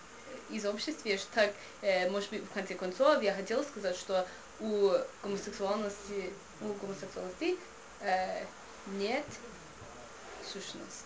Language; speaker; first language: Russian; non-native, learner; English